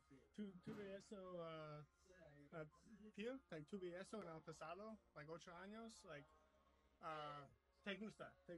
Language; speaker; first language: Spanish; non-native, learner; English